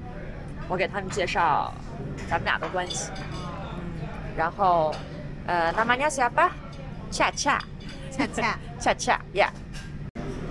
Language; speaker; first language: Indonesian; non-native, fluent; Chinese